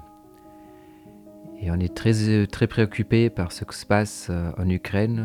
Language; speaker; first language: French; native; French